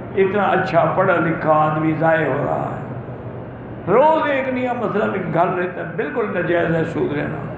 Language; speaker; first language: Urdu; native; Urdu